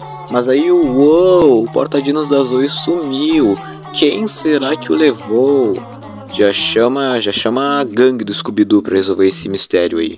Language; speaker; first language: Portuguese; native; Portuguese